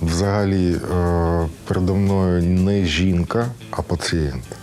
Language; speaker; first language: Ukrainian; non-native, local second language; Russian